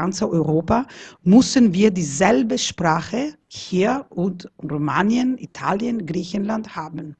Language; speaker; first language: German; non-native, fluent; Italian